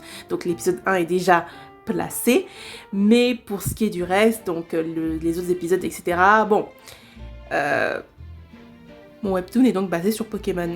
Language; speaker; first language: French; native; French